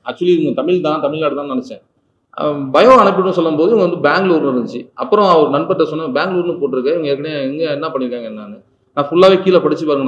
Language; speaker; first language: Tamil; native; Tamil